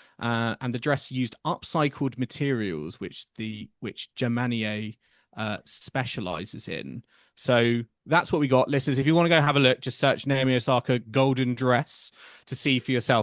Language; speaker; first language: English; native; English